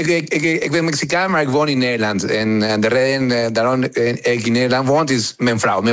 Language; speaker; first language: Dutch; non-native, fluent; Spanish